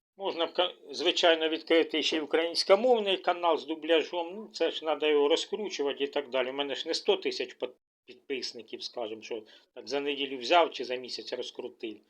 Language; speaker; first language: Ukrainian; non-native, local second language; Russian